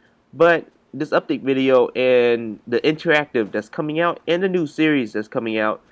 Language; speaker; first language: English; native; English